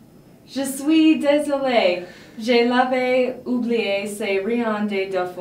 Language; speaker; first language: French; non-native, learner; English